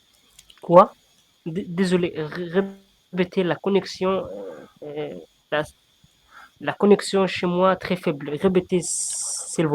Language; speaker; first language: French; non-native, learner; Arabic